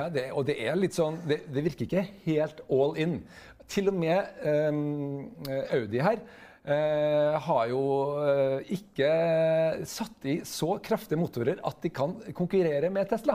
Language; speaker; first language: Norwegian; native; Norwegian